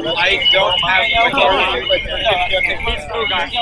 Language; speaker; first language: English; non-native, learner; Japanese